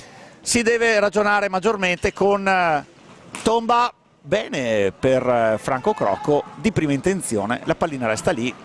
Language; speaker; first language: Italian; native; Italian